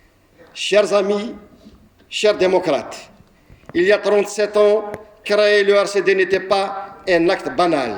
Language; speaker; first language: French; non-native, local second language; Kabyle